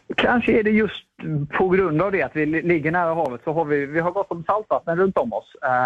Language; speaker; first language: Swedish; native; Swedish